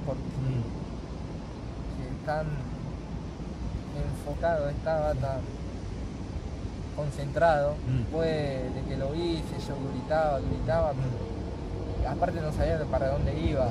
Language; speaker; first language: Spanish; non-native, fluent; Japanese